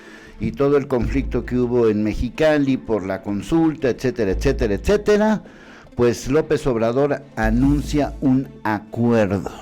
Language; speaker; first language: Spanish; native; Spanish